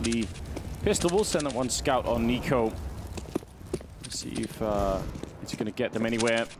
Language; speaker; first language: English; native; English